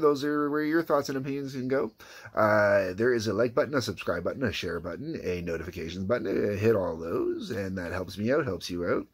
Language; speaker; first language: English; native; English